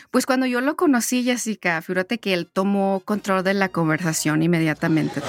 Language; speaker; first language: Spanish; early bilingual, heritage; Spanish